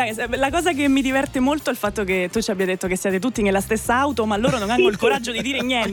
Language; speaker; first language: Italian; native; Italian